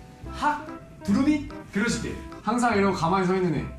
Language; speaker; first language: Korean; native; Korean